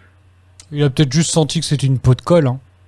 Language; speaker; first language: French; native; French